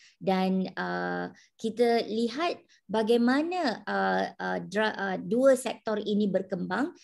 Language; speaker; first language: Malay; native; Malay